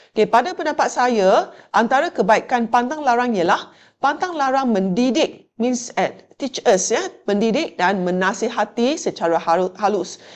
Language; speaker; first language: Malay; non-native, local second language; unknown